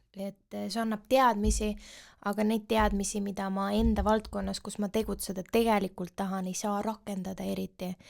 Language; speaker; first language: Estonian; non-native, local second language; Russian